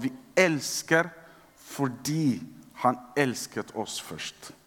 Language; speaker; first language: Norwegian; non-native, fluent; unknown